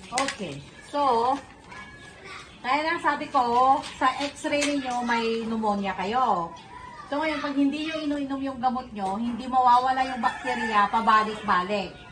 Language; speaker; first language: Filipino; native; Filipino